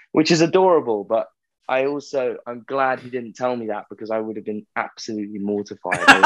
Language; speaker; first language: English; native; English